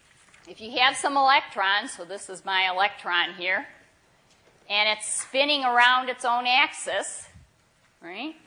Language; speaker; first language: English; native; English